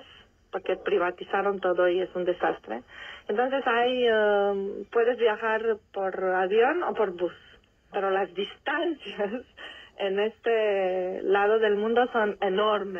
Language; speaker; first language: Spanish; non-native, fluent; Romanian